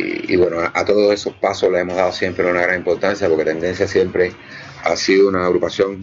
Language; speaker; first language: Spanish; native; Spanish